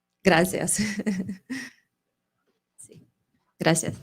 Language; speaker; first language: Spanish; non-native, fluent; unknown